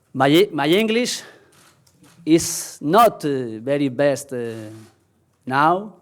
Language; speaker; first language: English; non-native, learner; Spanish